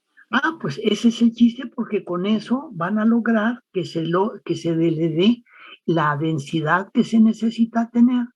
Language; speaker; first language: Spanish; native; Spanish